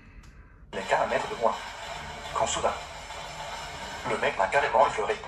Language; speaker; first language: French; native; French